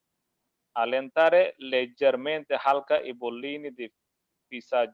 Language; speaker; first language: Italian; non-native, fluent; Bangla